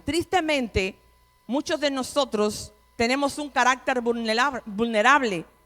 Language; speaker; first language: Spanish; native; Spanish